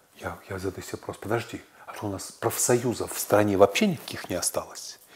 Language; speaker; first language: Russian; native; Russian